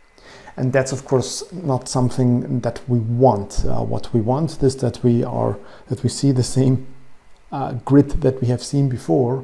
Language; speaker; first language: English; non-native, fluent; German